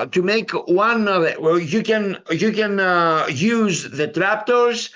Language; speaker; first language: English; non-native, fluent; Greek